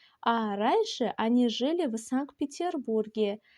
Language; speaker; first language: Russian; non-native, local second language; Azerbaijani